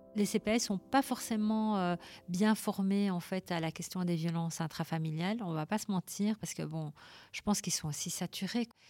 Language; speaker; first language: French; native; French